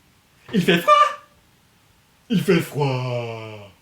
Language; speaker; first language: French; non-native, fluent; English